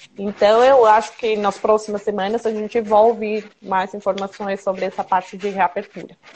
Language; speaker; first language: Portuguese; non-native, fluent; Spanish